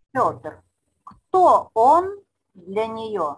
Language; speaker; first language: Russian; non-native, fluent; Spanish